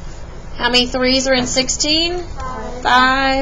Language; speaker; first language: English; native; English